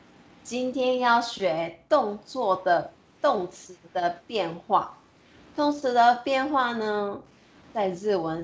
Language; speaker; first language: Chinese; non-native, fluent; Japanese